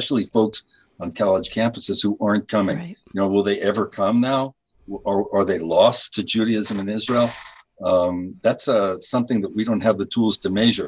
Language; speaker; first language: English; native; English